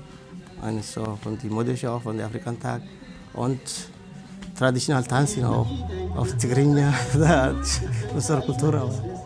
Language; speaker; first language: German; non-native, learner; Tigrinya